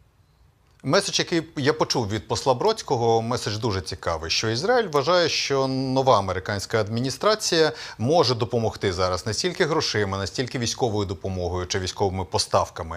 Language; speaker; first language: Ukrainian; native; Ukrainian